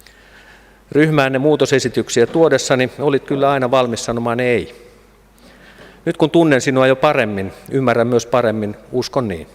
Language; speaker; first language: Finnish; native; Finnish